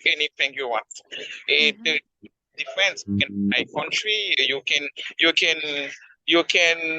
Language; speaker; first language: English; non-native, learner; Haitian Creole